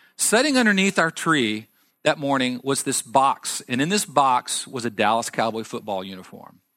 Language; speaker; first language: English; native; English